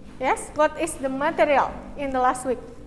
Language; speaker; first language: English; non-native, local second language; Indonesian